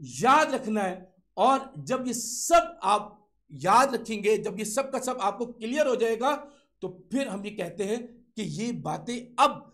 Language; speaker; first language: Urdu; non-native, local second language; Sindhi